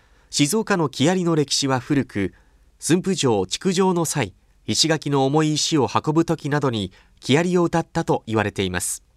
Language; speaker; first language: Japanese; native; Japanese